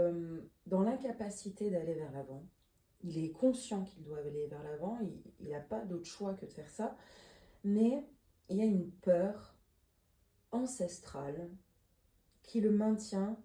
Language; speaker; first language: French; native; French